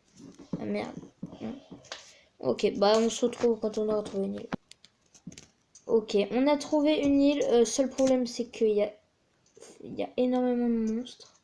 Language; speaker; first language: French; native; French